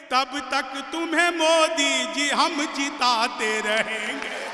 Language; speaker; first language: Hindi; native; Hindi